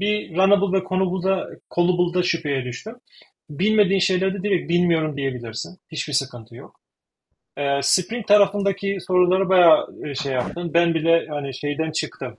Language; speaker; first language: Turkish; native; Turkish